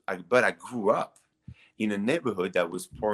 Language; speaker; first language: English; non-native, fluent; French